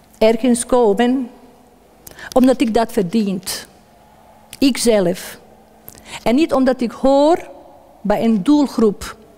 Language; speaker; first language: Dutch; non-native, fluent; Bosnian